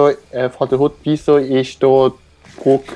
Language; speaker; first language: German; native; German